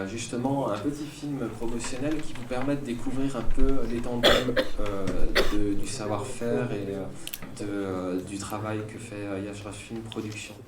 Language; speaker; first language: French; native; French